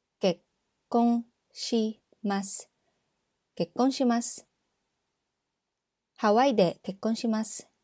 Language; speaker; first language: Japanese; non-native, fluent; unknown